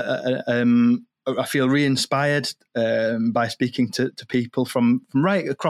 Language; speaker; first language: English; native; English